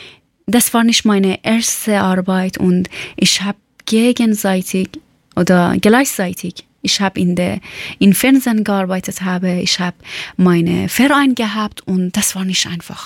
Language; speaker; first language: German; non-native, learner; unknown